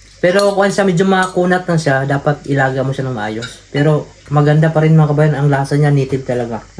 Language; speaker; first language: Filipino; native; Filipino